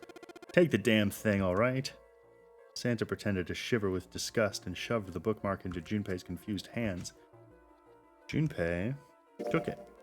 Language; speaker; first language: English; native; English